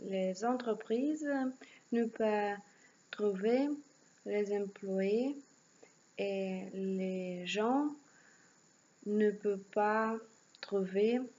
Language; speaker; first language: French; non-native, learner; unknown